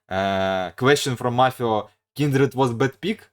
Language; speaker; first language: English; non-native, learner; Ukrainian